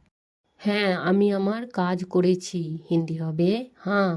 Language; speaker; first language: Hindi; non-native, fluent; Bangla